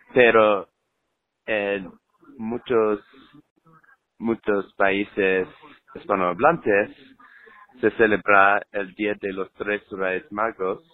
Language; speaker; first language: Spanish; non-native, learner; English